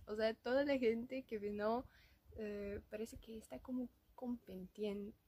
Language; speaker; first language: Spanish; non-native, fluent; Russian